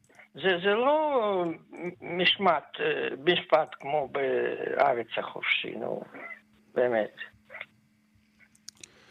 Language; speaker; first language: Hebrew; non-native, fluent; Russian